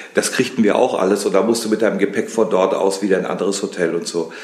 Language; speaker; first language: German; native; German